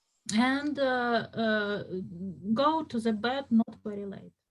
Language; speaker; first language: English; non-native, fluent; Russian